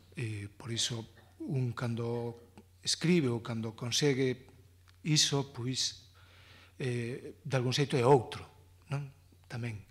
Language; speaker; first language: Galician; native; Galician